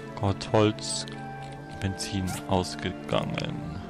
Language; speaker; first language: German; native; German